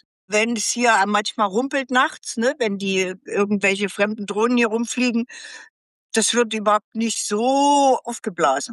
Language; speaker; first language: German; native; German